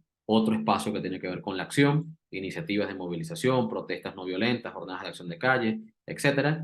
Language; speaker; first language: Spanish; native; Spanish